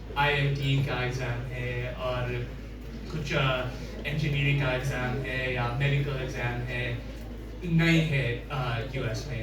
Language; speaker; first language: Hindi; early bilingual, heritage; English